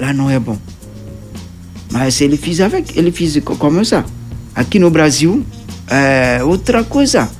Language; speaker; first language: Portuguese; non-native, learner; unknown